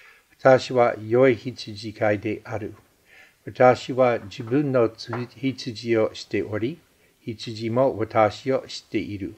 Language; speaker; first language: Japanese; non-native, fluent; English